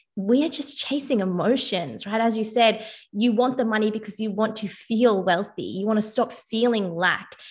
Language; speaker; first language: English; native; English